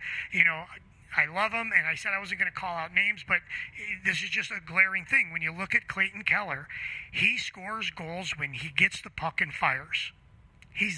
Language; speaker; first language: English; native; English